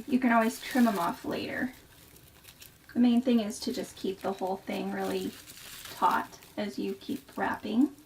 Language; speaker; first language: English; native; English